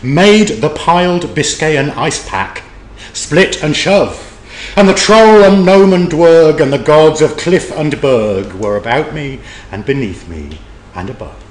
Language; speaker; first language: English; native; English